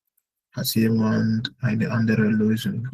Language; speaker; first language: German; non-native, fluent; Akan